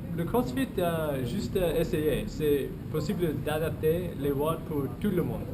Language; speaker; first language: French; non-native, learner; English